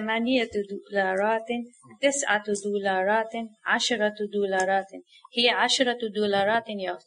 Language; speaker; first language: Arabic; non-native, learner; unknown